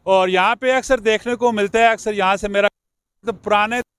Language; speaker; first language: Urdu; non-native, local second language; Punjabi